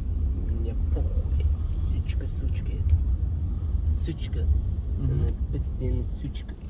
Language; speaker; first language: Russian; non-native, learner; Turkmen